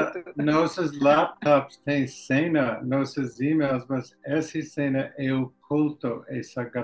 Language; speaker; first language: Portuguese; non-native, learner; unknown